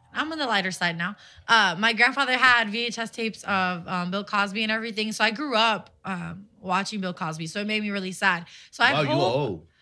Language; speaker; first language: English; early bilingual, other home language; Spanish